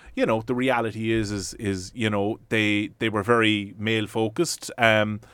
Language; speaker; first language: English; native; English